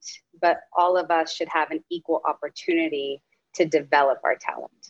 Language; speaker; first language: English; native; English